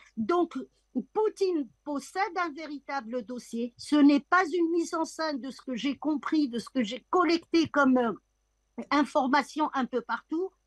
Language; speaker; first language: French; non-native, local second language; Arabic